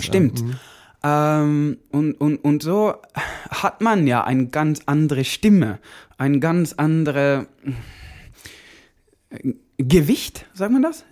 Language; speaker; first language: German; non-native, learner; Norwegian